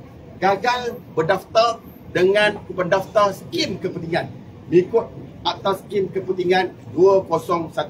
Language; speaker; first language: Malay; native; Malay